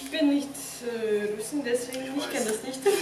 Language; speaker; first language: German; non-native, fluent; Romanian